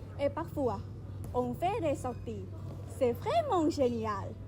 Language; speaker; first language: French; non-native, learner; Thai